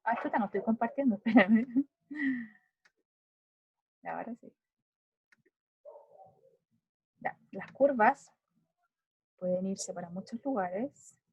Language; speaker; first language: Spanish; native; Spanish